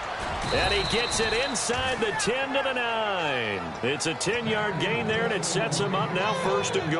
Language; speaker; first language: English; native; English